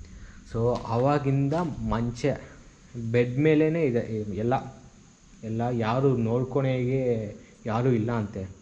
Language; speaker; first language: Kannada; non-native, local second language; Telugu